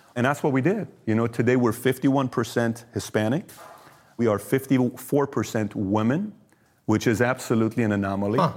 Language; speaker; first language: English; early bilingual, other home language; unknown